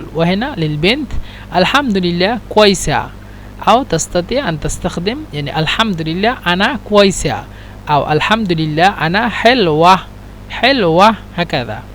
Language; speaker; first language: Arabic; non-native, fluent; Bangla